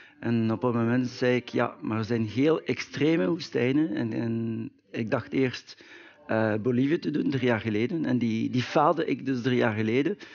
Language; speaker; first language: Dutch; non-native, local second language; French